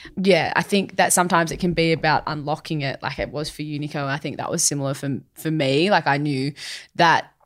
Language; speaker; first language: English; native; English